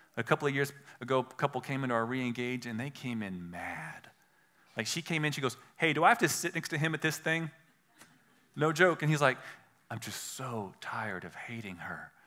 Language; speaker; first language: English; native; English